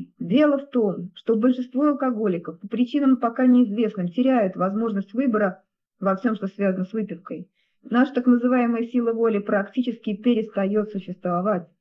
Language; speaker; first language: Russian; native; Russian